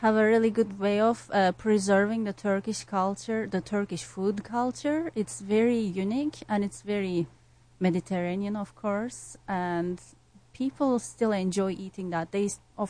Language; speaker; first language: English; non-native, fluent; Turkish